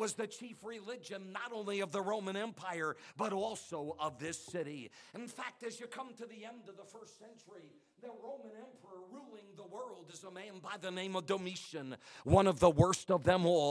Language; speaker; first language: English; native; English